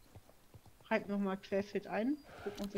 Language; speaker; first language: German; native; German